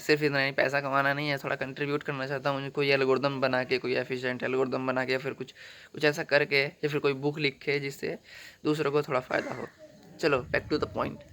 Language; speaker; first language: Hindi; native; Hindi